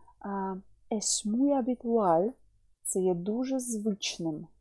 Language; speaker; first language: Spanish; non-native, fluent; Ukrainian